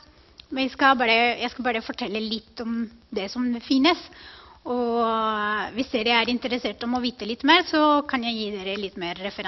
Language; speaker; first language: Norwegian; non-native, fluent; Spanish